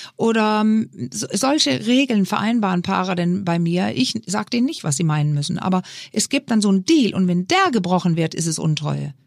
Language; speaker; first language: German; non-native, fluent; Danish